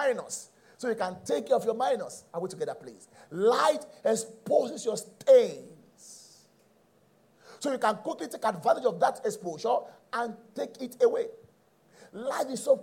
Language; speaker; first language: English; non-native, local second language; Yoruba